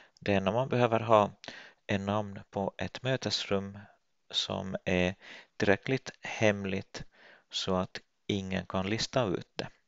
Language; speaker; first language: Swedish; native; Swedish